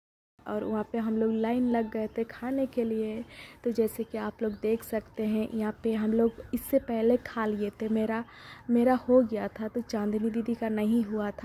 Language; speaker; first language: Hindi; non-native, local second language; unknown